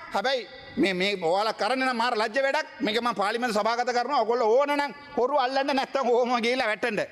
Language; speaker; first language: Sinhala; non-native, local second language; Tamil